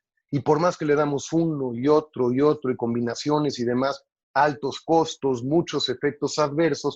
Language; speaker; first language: Spanish; native; Spanish